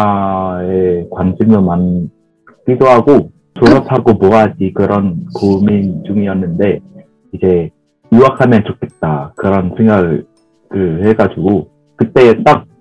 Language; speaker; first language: Korean; non-native, fluent; Vietnamese